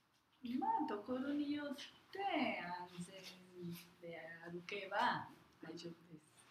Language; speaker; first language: Japanese; non-native, learner; Spanish